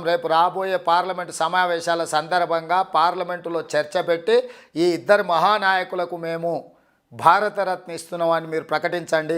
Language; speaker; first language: Telugu; native; Telugu